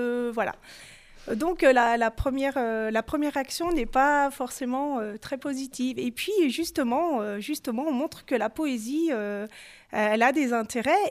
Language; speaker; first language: French; native; French